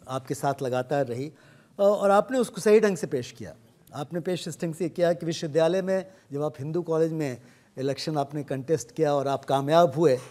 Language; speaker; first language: Hindi; native; Hindi